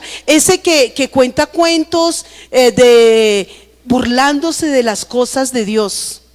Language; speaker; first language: Spanish; native; Spanish